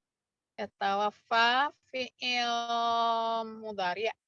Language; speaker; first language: Arabic; non-native, learner; Indonesian